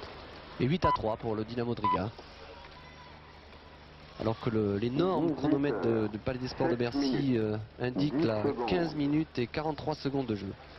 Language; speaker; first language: French; native; French